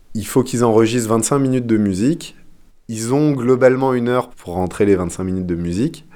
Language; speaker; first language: French; non-native, fluent; English